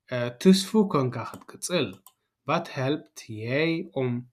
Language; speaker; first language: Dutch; non-native, learner; Tigrinya